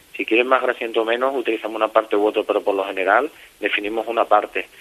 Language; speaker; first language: Spanish; native; Spanish